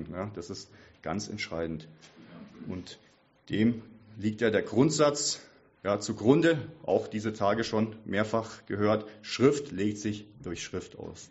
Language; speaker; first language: German; native; German